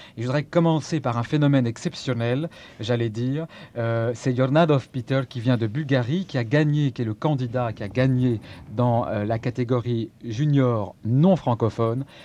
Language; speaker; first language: French; native; French